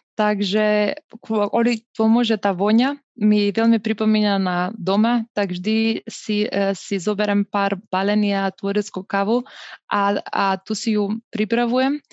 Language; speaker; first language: Slovak; non-native, fluent; Macedonian